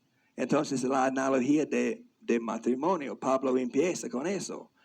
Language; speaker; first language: Spanish; non-native, fluent; English